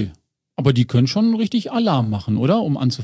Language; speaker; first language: German; native; German